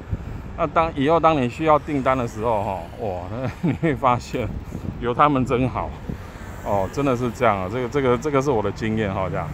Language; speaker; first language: Chinese; native; Chinese